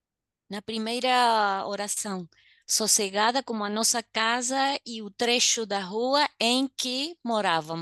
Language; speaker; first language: Portuguese; non-native, fluent; Spanish